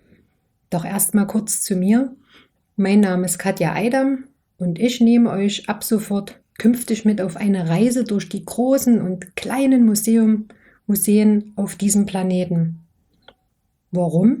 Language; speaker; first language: German; native; German